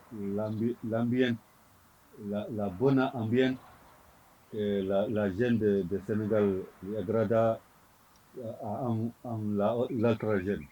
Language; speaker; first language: Catalan; non-native, learner; Fula